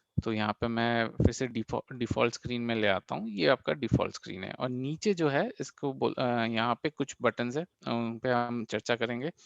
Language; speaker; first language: Hindi; non-native, local second language; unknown